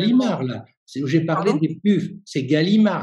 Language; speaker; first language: French; native; French